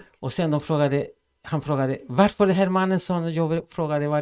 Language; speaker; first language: Swedish; non-native, fluent; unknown